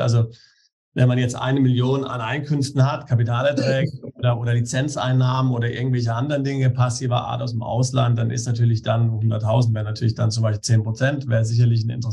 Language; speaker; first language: German; native; German